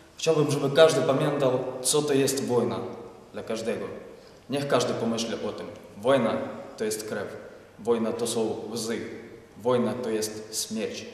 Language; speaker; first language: Polish; non-native, learner; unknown